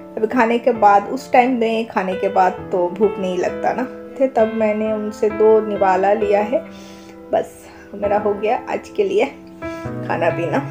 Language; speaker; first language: Hindi; non-native, local second language; Bangla